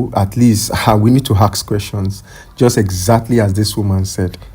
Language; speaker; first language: English; non-native, local second language; Yoruba